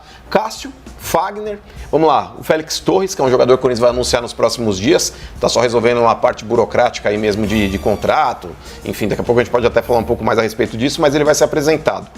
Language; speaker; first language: Portuguese; native; Portuguese